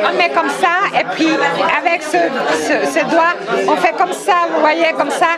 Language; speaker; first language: French; non-native, fluent; Spanish